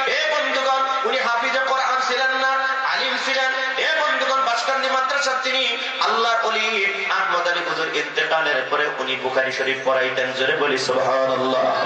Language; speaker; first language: Bangla; non-native, local second language; Assamese